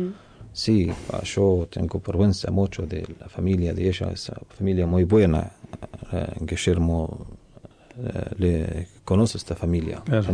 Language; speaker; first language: Spanish; non-native, local second language; Arabic